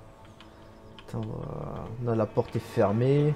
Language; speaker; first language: French; native; French